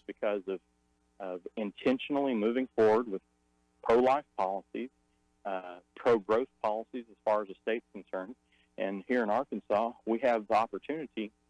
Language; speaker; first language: English; native; English